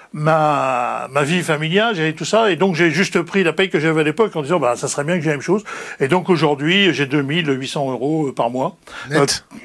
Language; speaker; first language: French; native; French